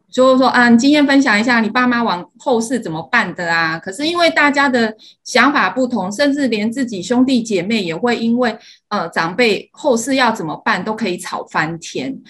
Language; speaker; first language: Chinese; native; Chinese